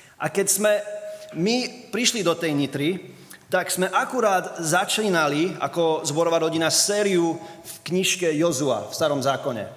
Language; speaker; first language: Slovak; early bilingual, other home language; English